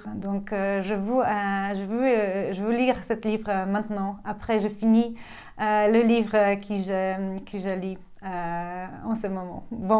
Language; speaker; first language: French; non-native, fluent; Polish